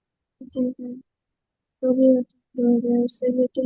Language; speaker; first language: Arabic; non-native, learner; Bangla